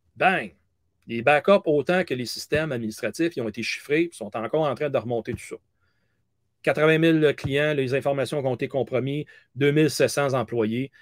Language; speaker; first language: French; native; French